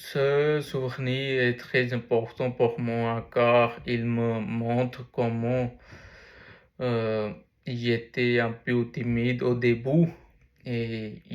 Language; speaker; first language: French; non-native, learner; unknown